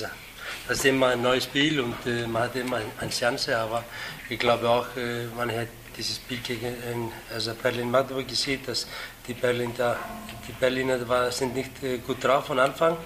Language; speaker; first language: German; non-native, fluent; Icelandic